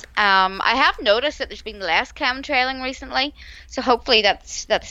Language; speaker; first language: English; native; English